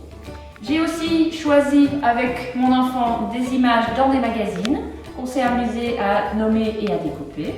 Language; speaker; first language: French; native; French